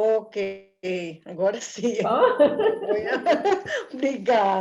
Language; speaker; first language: Portuguese; non-native, fluent; Spanish